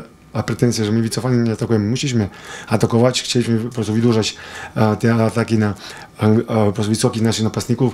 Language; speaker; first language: Polish; non-native, fluent; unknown